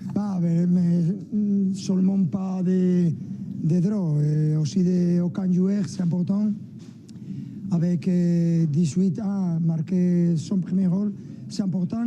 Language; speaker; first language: French; non-native, fluent; Spanish